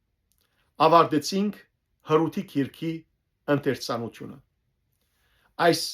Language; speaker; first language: Armenian; native; Armenian